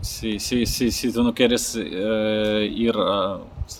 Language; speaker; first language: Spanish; non-native, learner; Russian